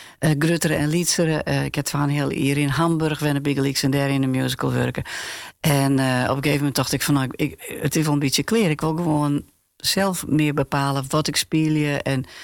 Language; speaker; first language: Dutch; non-native, local second language; Western Frisian